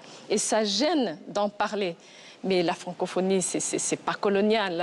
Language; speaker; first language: French; non-native, local second language; Kinyarwanda